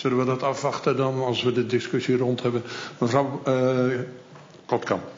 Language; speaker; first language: Dutch; native; Dutch